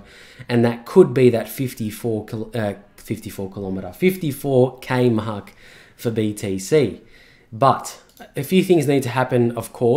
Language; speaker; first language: English; native; English